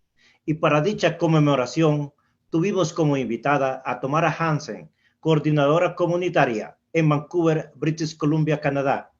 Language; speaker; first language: Spanish; native; Spanish